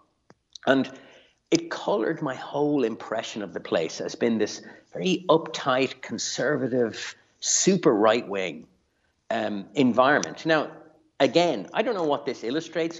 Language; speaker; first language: English; native; English